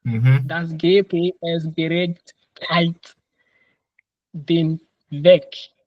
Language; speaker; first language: German; non-native, learner; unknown